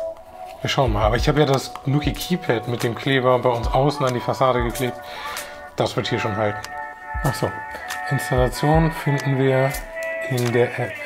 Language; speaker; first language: German; native; German